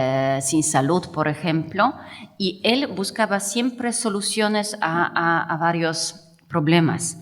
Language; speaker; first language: Spanish; non-native, fluent; Polish